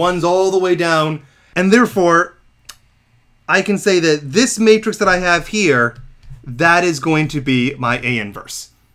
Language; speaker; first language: English; native; English